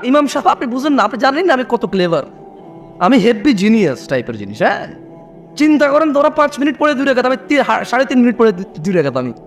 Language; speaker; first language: Bangla; early bilingual, heritage; Bangla